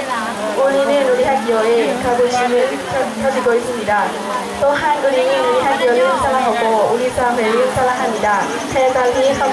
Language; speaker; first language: Korean; non-native, learner; Thai